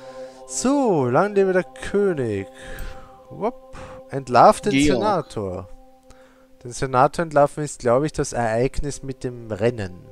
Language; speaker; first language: German; native; German